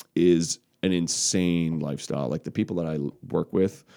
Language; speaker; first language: English; native; English